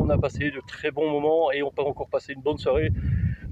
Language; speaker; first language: French; native; French